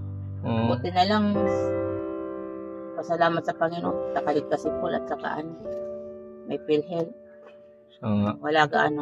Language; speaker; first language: Filipino; non-native, local second language; Bikol